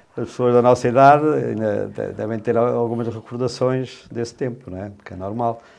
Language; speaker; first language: Portuguese; native; Portuguese